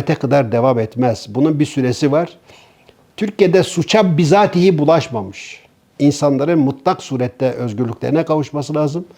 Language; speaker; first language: Turkish; native; Turkish